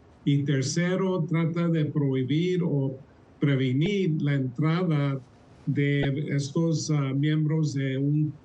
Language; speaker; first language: Spanish; early bilingual, heritage; Spanish